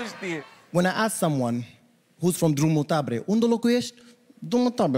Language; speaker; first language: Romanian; non-native, fluent; English